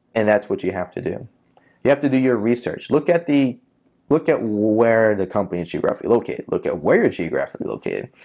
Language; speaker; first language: English; native; English